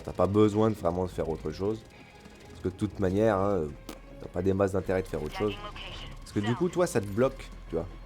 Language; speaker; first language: French; native; French